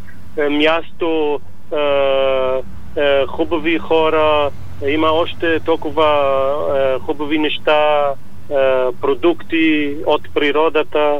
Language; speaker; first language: Bulgarian; non-native, learner; Arabic